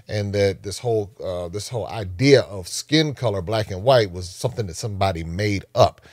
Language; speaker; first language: English; native; English